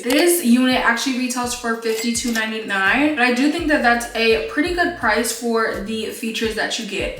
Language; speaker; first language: English; native; English